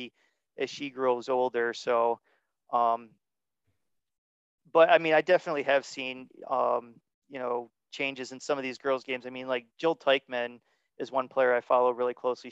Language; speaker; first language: English; native; English